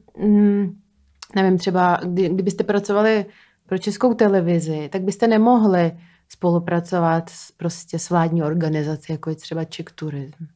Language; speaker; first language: Czech; non-native, fluent; Slovak